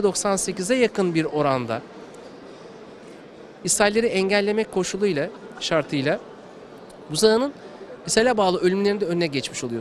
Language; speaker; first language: Turkish; native; Turkish